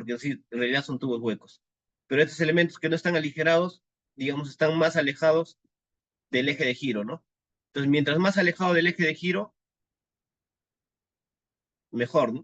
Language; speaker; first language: Spanish; native; Spanish